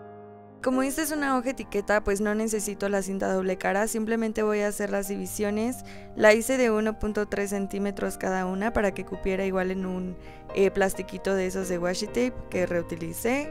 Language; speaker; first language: Spanish; native; Spanish